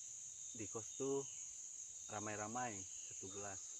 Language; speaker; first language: Malay; native; Malay